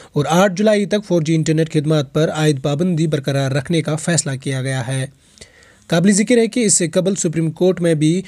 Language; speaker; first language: Urdu; non-native, local second language; Kashmiri